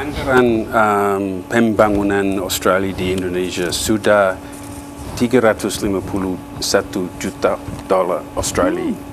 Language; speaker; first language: Indonesian; non-native, fluent; English